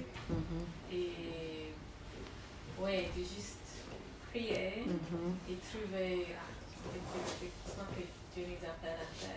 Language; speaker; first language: French; non-native, learner; English